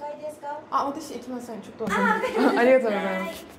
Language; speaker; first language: Japanese; non-native, fluent; Turkish